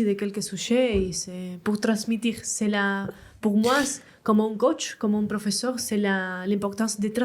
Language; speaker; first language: French; non-native, learner; Spanish